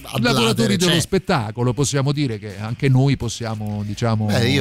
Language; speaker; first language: Italian; native; Italian